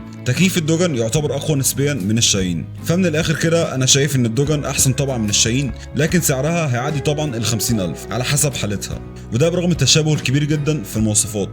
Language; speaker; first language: Arabic; native; Arabic